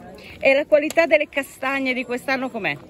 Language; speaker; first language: Italian; native; Italian